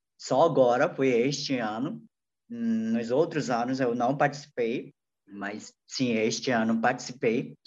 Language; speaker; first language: Portuguese; non-native, local second language; Ticuna